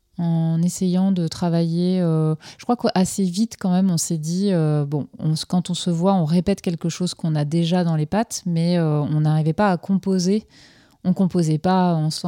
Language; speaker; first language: French; native; French